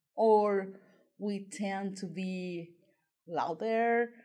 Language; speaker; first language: English; non-native, fluent; Spanish